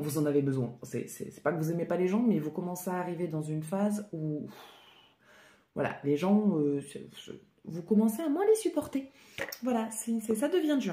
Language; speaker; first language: French; native; French